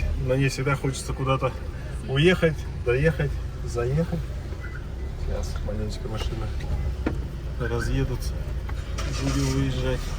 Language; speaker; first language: Russian; native; Russian